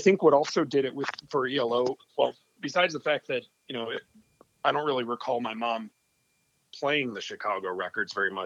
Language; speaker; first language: English; native; English